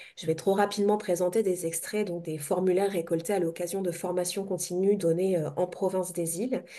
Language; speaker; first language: French; native; French